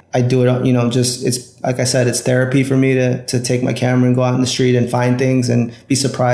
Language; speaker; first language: English; native; English